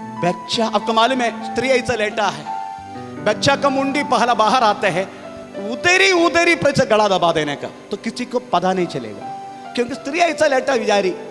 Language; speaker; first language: Hindi; non-native, local second language; Malayalam